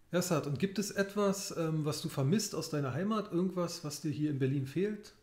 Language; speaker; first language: German; native; German